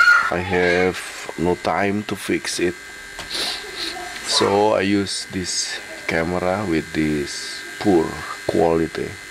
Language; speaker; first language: English; non-native, learner; Javanese